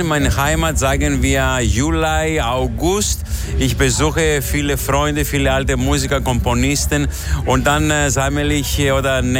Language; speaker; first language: German; non-native, fluent; Greek